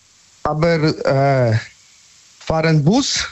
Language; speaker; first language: German; non-native, learner; Polish